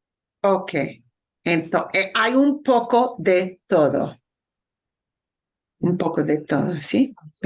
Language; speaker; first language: Spanish; non-native, fluent; English